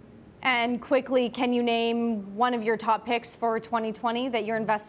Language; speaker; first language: English; native; English